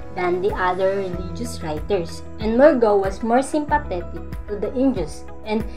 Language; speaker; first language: English; non-native, local second language; Filipino